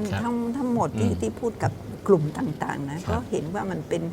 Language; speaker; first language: Thai; non-native, fluent; Spanish